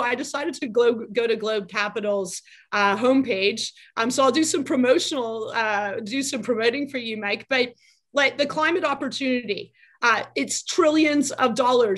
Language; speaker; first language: English; native; English